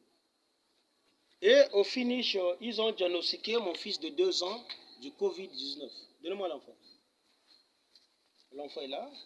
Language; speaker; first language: French; non-native, local second language; Lingala